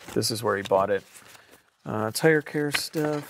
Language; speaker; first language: English; native; English